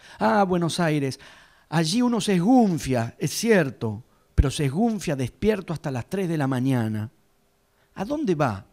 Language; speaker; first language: Spanish; native; Spanish